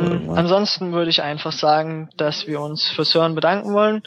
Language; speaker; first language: German; native; German